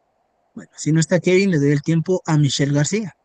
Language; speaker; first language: Spanish; native; Spanish